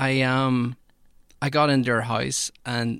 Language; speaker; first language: English; native; English